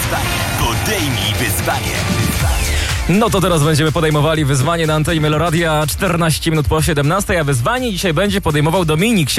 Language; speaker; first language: Polish; native; Polish